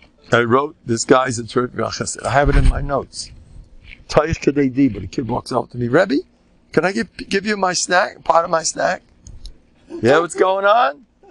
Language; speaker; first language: English; native; English